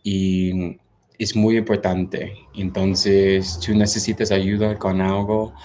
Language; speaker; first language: Spanish; non-native, learner; English